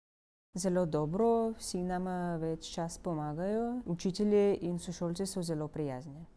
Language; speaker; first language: Slovenian; non-native, learner; Russian